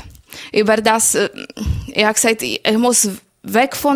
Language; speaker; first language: German; non-native, learner; Slovak